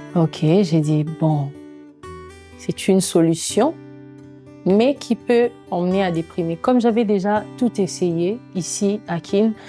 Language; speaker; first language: French; non-native, local second language; Lingala